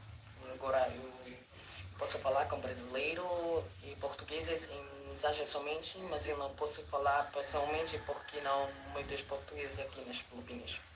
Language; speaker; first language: Portuguese; non-native, learner; Filipino